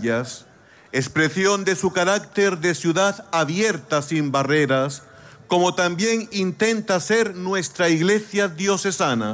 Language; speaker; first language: Spanish; native; Spanish